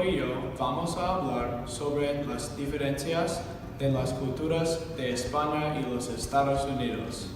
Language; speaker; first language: Spanish; non-native, learner; English